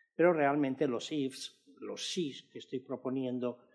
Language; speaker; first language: Spanish; native; Spanish